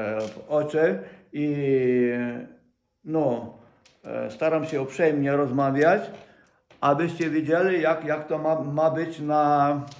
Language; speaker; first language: Polish; non-native, fluent; Ukrainian